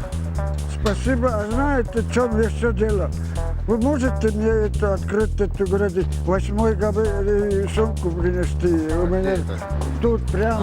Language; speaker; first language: Russian; non-native, learner; Estonian